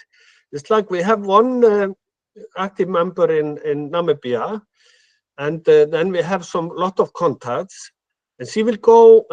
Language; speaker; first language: English; non-native, fluent; Icelandic